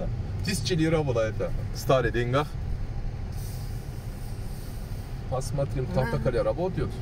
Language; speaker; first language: Russian; non-native, learner; Turkish